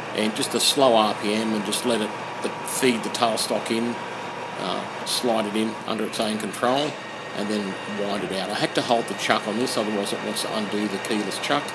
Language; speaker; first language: English; native; English